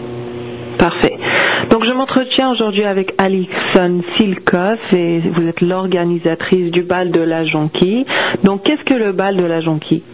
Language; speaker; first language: French; native; French